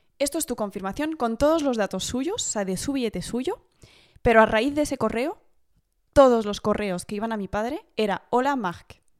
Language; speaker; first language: Spanish; early bilingual, heritage; Spanish